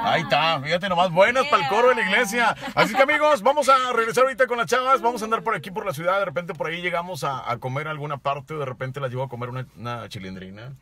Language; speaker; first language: Spanish; native; Spanish